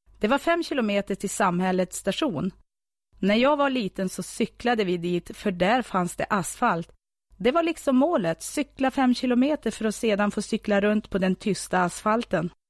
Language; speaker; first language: Swedish; native; Swedish